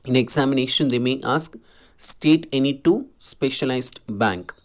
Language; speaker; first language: English; non-native, local second language; Kannada